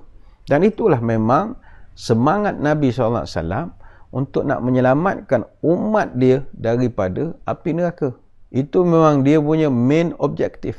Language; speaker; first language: Malay; native; Malay